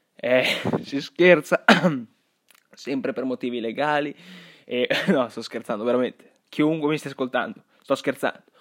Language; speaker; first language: Italian; early bilingual, other home language; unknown